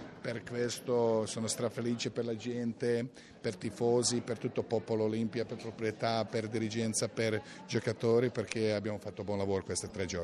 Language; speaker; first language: Italian; non-native, fluent; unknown